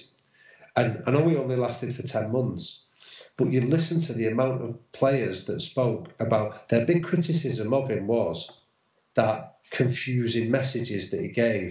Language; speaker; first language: English; native; English